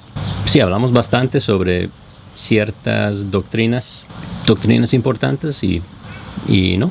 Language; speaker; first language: Spanish; non-native, fluent; English